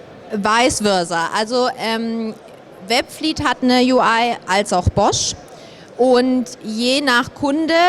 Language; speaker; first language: German; native; German